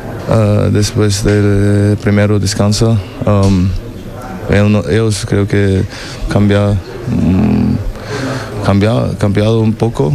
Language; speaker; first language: Spanish; non-native, learner; German